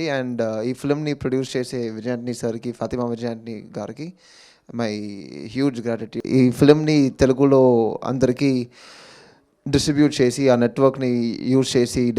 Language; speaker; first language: Telugu; non-native, local second language; Tamil